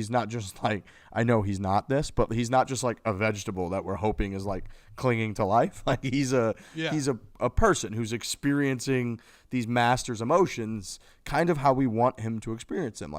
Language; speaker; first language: English; native; English